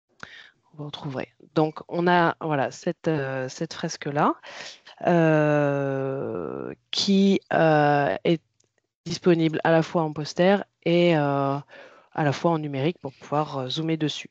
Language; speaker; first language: French; native; French